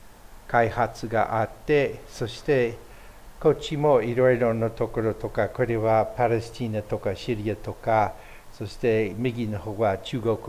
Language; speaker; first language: Japanese; non-native, fluent; English